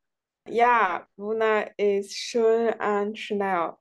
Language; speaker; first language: German; non-native, learner; English